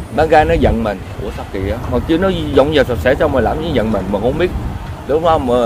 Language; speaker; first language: Vietnamese; non-native, local second language; Cantonese